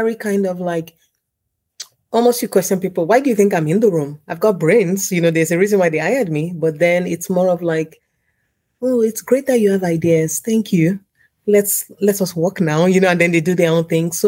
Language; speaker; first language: English; non-native, local second language; Yoruba